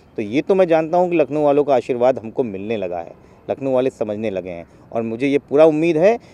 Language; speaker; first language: Hindi; native; Hindi